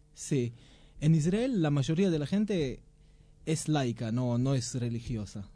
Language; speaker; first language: Spanish; non-native, fluent; Hebrew